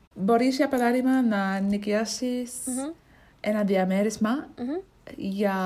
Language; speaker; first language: Greek; non-native, learner; English